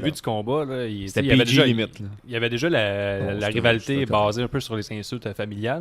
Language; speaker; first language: French; native; French